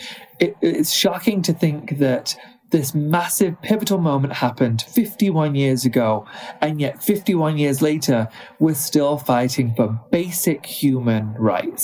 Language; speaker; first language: English; native; English